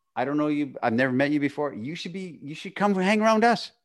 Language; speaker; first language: English; native; English